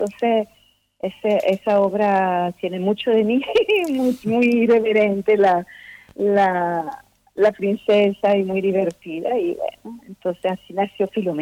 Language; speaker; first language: Spanish; non-native, fluent; French